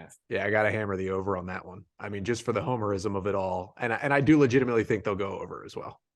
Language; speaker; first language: English; native; English